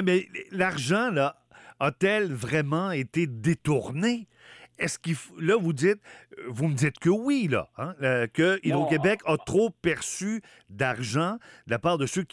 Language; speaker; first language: French; native; French